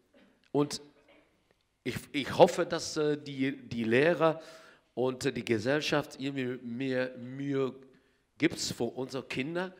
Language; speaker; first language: German; non-native, learner; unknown